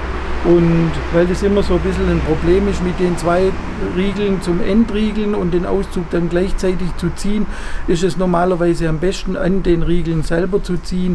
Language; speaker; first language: German; native; German